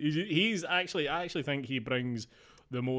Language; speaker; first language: English; native; English